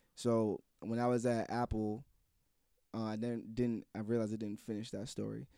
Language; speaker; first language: English; native; English